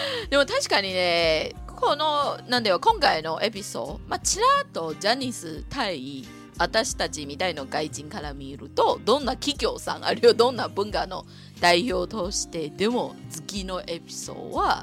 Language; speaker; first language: Japanese; non-native, fluent; Chinese